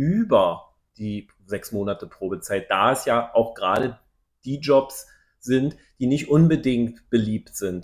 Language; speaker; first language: German; native; German